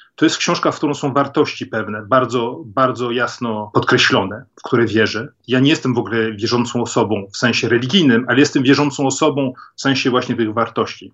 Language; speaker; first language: Polish; early bilingual, heritage; Polish